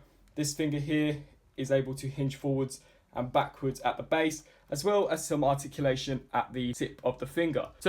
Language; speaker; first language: English; native; English